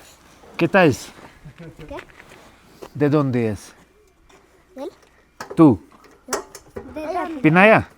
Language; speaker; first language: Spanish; non-native, learner; Hindi